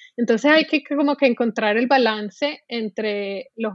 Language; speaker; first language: Spanish; native; Spanish